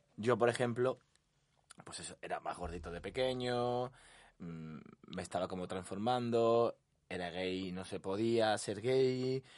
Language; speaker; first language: Spanish; native; Spanish